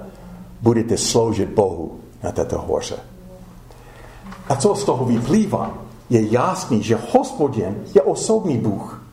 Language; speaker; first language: Czech; non-native, fluent; English